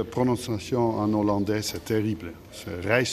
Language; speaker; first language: French; non-native, fluent; Dutch